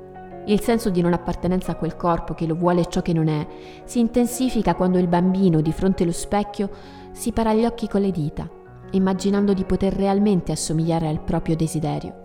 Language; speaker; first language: Italian; native; Italian